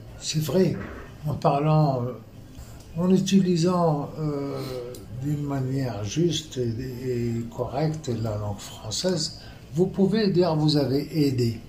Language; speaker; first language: French; non-native, local second language; Arabic